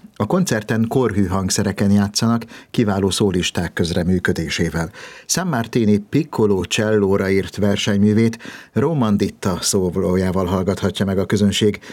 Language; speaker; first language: Hungarian; native; Hungarian